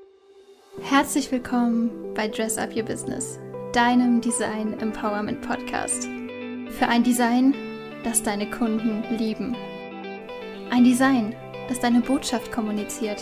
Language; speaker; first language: German; native; German